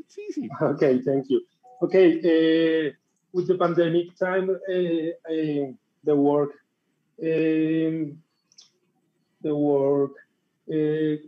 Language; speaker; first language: English; non-native, learner; Spanish